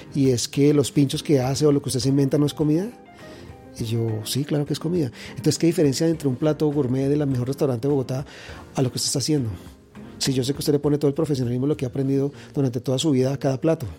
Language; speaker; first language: Spanish; native; Spanish